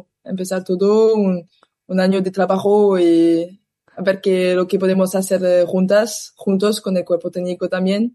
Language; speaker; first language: Spanish; non-native, learner; French